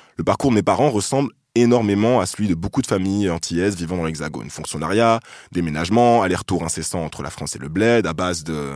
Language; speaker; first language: French; native; French